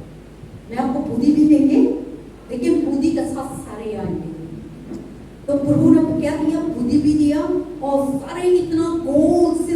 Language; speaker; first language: Hindi; non-native, local second language; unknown